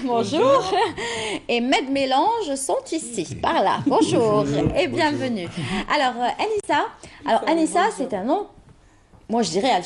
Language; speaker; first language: French; native; French